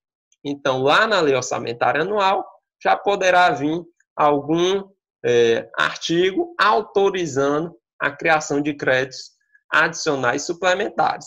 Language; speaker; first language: Portuguese; native; Portuguese